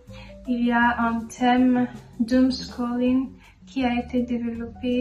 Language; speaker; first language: French; non-native, learner; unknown